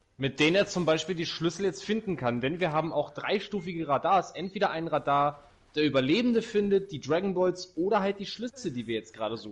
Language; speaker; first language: German; native; German